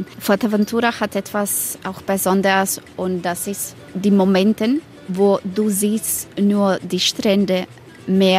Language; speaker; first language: German; non-native, fluent; Croatian